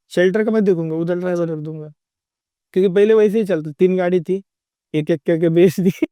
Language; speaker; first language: Hindi; non-native, local second language; Marathi